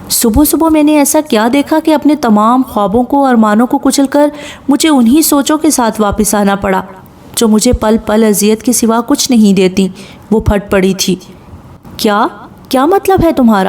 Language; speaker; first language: Urdu; native; Urdu